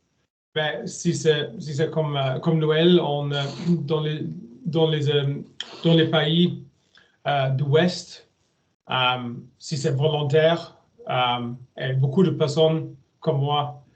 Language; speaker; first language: French; non-native, learner; German